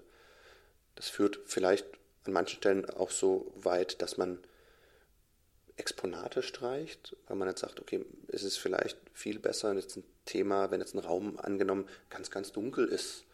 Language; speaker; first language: German; native; German